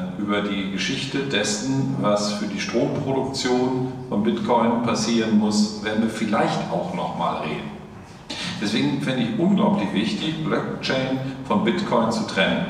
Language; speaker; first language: German; native; German